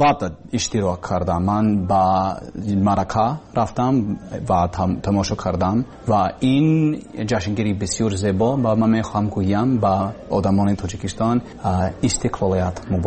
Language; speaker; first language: Persian; non-native, learner; English